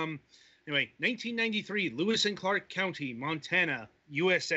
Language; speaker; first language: English; native; English